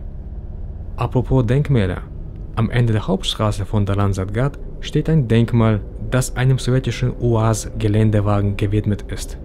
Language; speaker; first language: German; early bilingual, other home language; Russian